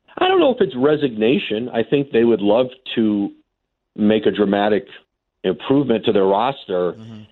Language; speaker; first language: English; native; English